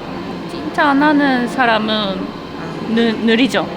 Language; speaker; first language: Korean; non-native, local second language; Japanese